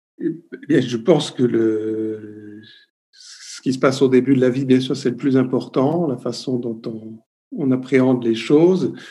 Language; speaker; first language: French; native; French